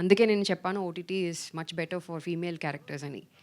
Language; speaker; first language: Telugu; non-native, fluent; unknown